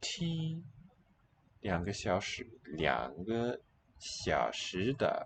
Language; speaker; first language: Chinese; non-native, learner; English